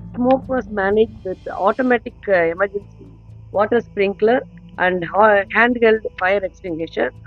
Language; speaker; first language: English; non-native, local second language; Tamil